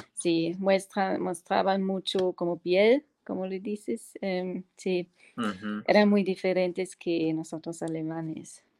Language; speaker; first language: Spanish; non-native, fluent; German